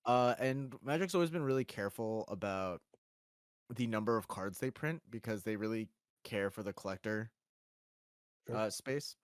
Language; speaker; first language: English; native; English